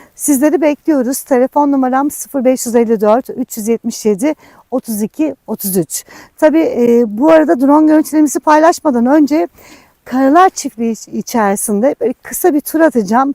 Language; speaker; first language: Turkish; native; Turkish